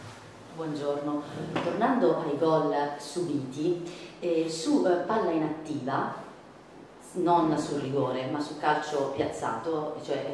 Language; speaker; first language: Italian; native; Italian